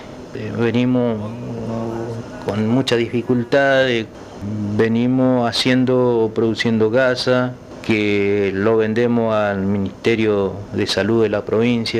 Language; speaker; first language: Spanish; native; Spanish